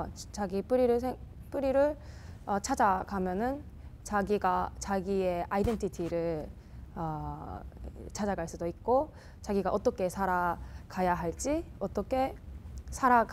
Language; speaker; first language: Korean; early bilingual, heritage; Japanese